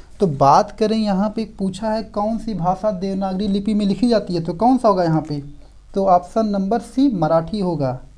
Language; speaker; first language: Hindi; native; Hindi